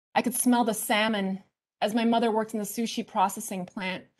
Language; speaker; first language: English; early bilingual, other home language; Chinese